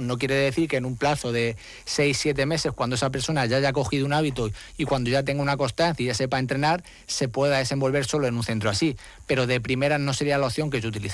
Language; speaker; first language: Spanish; native; Spanish